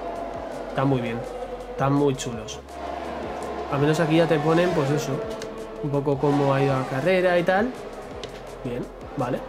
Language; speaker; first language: Spanish; native; Spanish